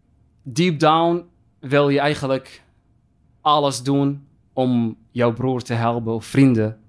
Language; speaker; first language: Dutch; non-native, fluent; Arabic